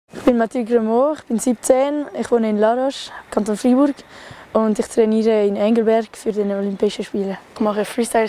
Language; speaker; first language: German; non-native, local second language; French